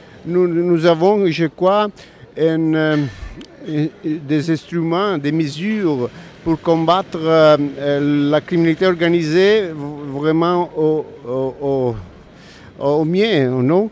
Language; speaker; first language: French; non-native, learner; Italian